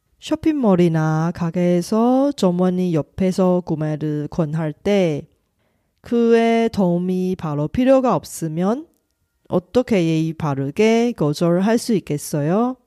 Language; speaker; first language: Korean; non-native, fluent; Chinese